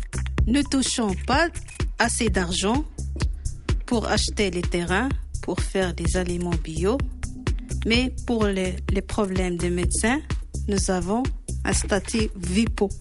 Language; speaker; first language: French; non-native, learner; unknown